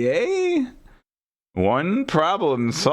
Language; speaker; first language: English; native; English